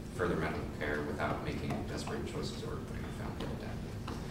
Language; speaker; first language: English; native; English